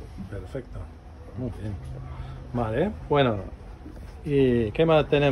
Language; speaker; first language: Spanish; non-native, fluent; English